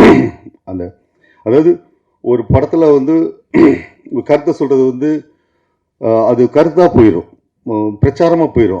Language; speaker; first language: Tamil; native; Tamil